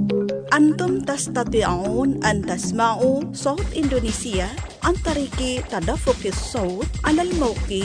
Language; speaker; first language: Arabic; non-native, fluent; Indonesian